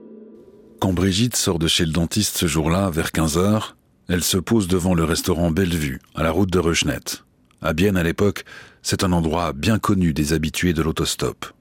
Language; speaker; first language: French; native; French